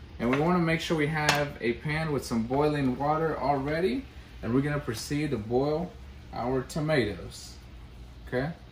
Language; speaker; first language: English; early bilingual, other home language; Spanish